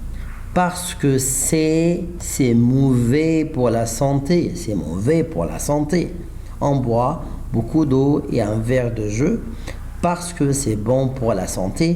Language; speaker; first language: French; non-native, fluent; Arabic